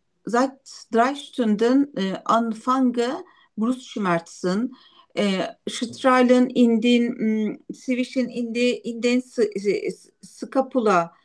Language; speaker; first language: German; non-native, learner; Turkish